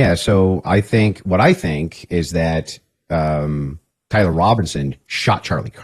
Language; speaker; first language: English; native; English